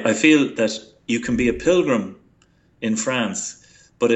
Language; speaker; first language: English; native; English